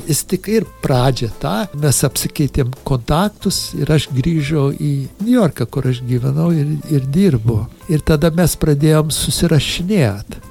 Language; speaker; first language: Lithuanian; early bilingual, heritage; English